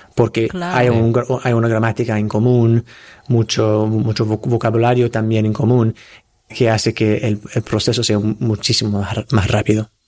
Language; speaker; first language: Spanish; non-native, fluent; English